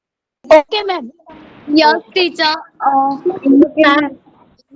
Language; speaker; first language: English; non-native, learner; Marathi